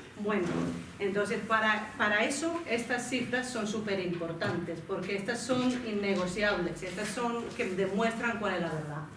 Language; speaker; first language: Spanish; non-native, fluent; Finnish